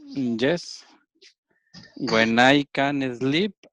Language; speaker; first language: English; non-native, learner; Spanish